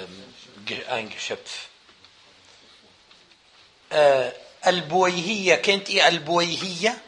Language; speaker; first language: German; non-native, fluent; Arabic